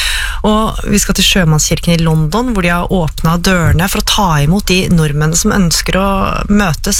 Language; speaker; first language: Norwegian; native; Norwegian